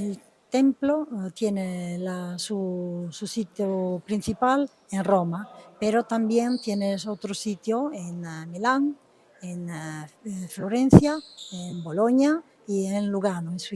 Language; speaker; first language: Spanish; non-native, fluent; Italian